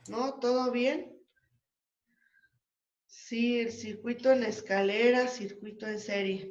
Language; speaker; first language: Spanish; native; Spanish